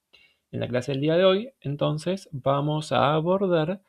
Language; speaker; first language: Spanish; native; Spanish